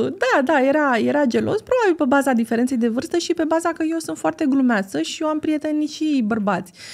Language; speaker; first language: Romanian; native; Romanian